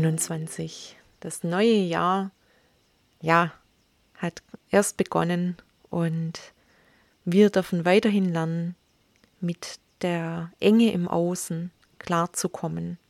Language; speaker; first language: German; native; German